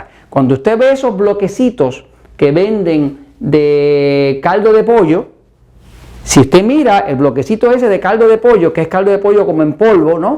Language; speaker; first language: Spanish; native; Spanish